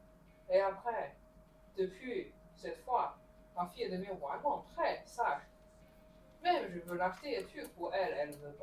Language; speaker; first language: French; non-native, learner; Chinese